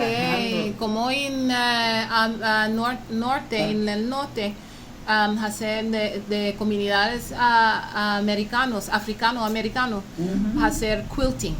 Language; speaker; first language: Spanish; early bilingual, heritage; English